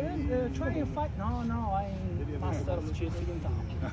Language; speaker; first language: English; non-native, learner; Italian